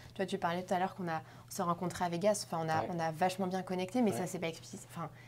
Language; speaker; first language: French; native; French